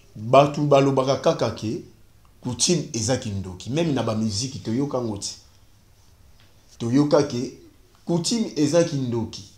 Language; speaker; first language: Lingala; non-native, local second language; Kongo